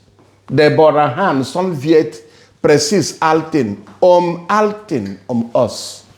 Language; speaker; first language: Swedish; non-native, fluent; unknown